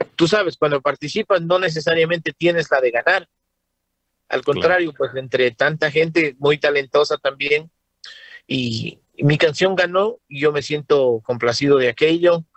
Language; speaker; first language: Spanish; native; Spanish